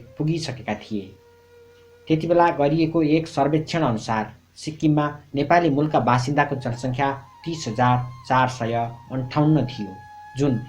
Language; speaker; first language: Nepali; native; Nepali